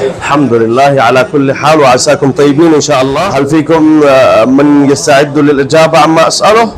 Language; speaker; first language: Arabic; non-native, fluent; Urdu